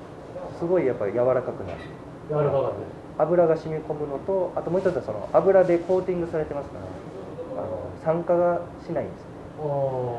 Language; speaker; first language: Japanese; native; Japanese